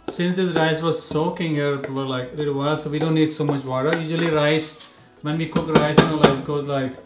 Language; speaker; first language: English; non-native, local second language; Hindi